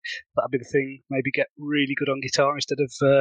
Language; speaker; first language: English; native; English